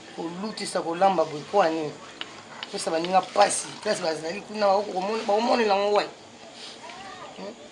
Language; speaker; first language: Lingala; non-native, local second language; Luba-Lulua